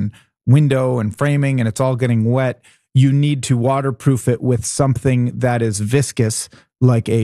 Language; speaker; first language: English; native; English